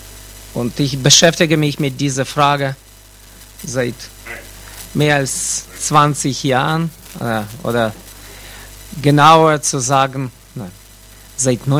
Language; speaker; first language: German; non-native, fluent; Russian